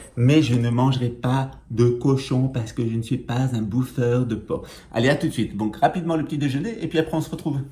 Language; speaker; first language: French; native; French